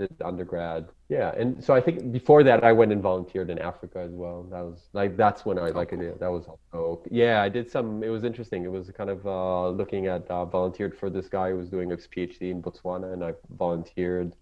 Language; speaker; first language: English; non-native, fluent; Hebrew